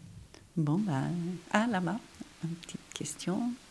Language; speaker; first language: French; non-native, fluent; Catalan